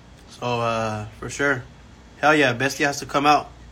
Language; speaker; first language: English; early bilingual, other home language; Spanish